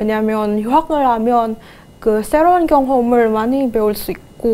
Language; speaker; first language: Korean; non-native, fluent; Indonesian